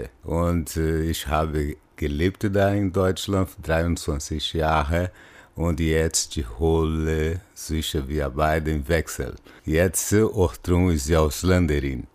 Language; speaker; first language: German; non-native, fluent; Portuguese